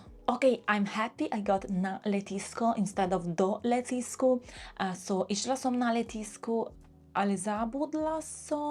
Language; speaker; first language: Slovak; non-native, learner; Italian